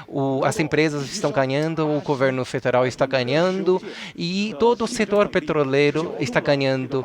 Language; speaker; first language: Portuguese; non-native, fluent; Chinese